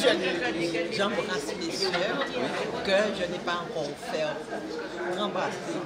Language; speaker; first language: French; non-native, local second language; Guadeloupean Creole French